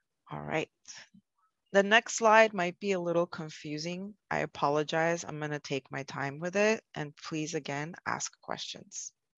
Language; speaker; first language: English; native; English